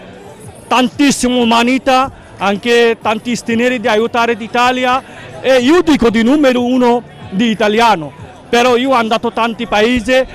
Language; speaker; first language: Italian; non-native, learner; Bangla